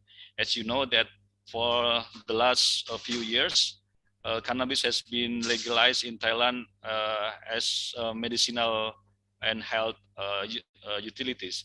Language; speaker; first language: English; non-native, fluent; Indonesian